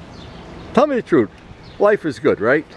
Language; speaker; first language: English; native; English